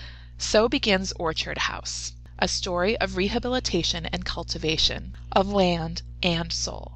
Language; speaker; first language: English; native; English